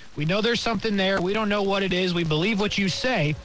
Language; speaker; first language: English; native; English